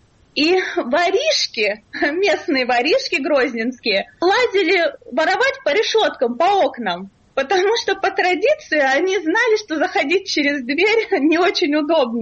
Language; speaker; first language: Russian; native; Russian